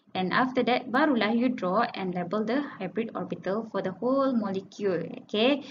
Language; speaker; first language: English; non-native, local second language; Malay